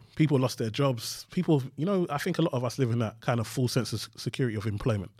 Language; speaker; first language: English; early bilingual, other home language; Yoruba